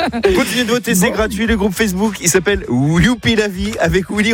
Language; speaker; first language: French; native; French